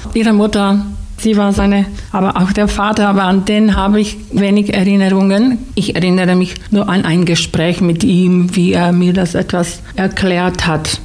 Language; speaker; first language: German; non-native, fluent; Slovak